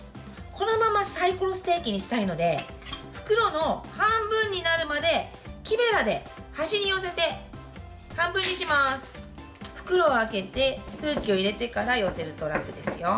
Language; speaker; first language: Japanese; native; Japanese